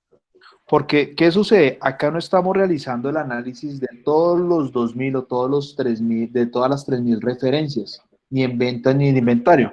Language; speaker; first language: Spanish; native; Spanish